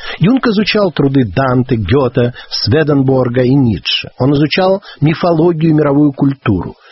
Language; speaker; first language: Russian; native; Russian